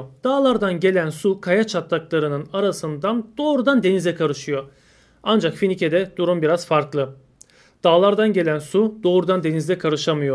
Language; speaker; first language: Turkish; native; Turkish